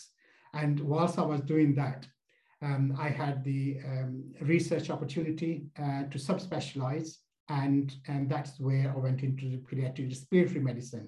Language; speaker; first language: English; non-native, local second language; Punjabi